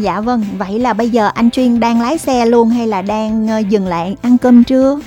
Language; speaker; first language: Vietnamese; native; Vietnamese